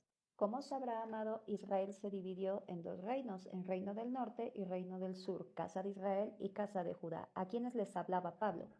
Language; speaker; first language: Spanish; native; Spanish